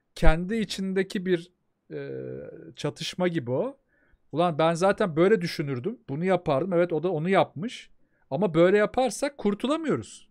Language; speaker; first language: Turkish; native; Turkish